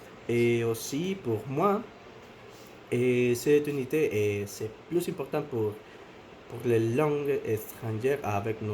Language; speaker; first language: French; non-native, learner; Spanish